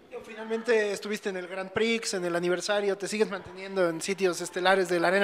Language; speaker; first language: Spanish; native; Spanish